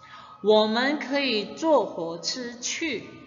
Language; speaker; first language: Chinese; non-native, fluent; Indonesian